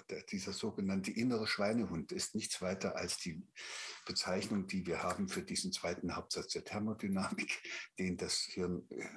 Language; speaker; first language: German; native; German